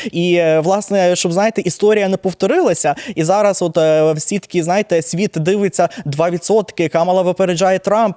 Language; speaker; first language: Ukrainian; native; Ukrainian